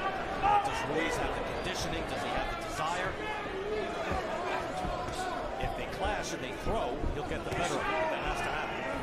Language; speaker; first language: English; native; English